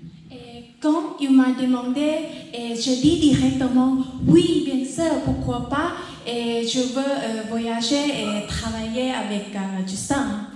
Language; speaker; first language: French; non-native, learner; Thai